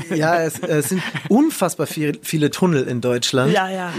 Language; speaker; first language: German; native; German